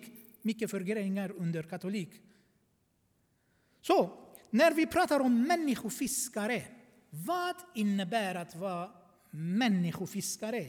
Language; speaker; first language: Swedish; non-native, fluent; Armenian